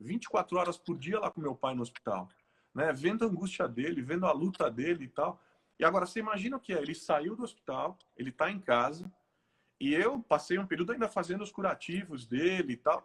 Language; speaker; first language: Portuguese; native; Portuguese